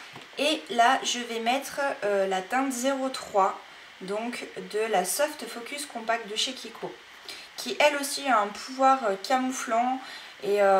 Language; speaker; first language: French; native; French